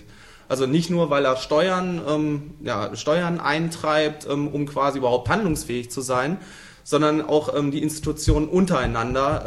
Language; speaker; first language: German; native; German